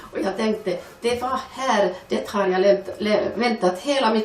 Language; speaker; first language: Swedish; non-native, fluent; Finnish